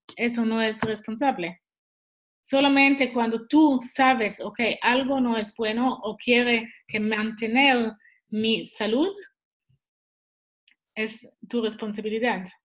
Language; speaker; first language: Spanish; non-native, learner; Swiss German